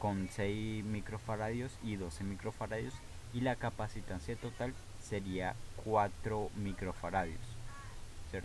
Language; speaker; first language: Spanish; native; Spanish